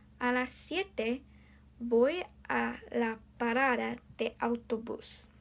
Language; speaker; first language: Spanish; non-native, learner; English